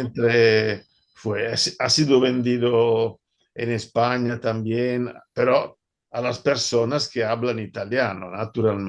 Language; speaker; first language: Spanish; non-native, learner; Italian